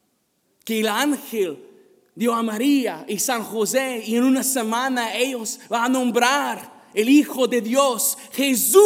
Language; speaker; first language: Spanish; non-native, fluent; English